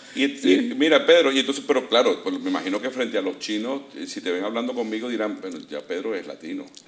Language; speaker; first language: Spanish; native; Spanish